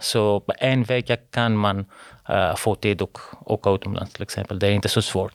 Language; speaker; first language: Swedish; non-native, fluent; Greek